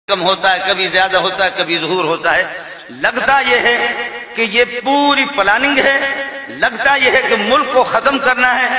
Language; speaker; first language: Urdu; non-native, local second language; Baluchi